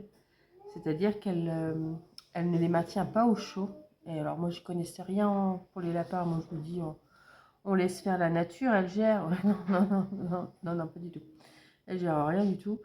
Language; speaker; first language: French; native; French